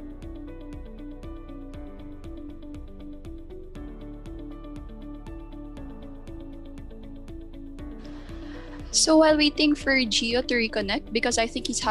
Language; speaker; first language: English; non-native, local second language; Filipino